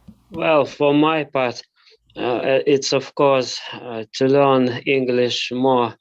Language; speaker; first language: English; non-native, learner; Russian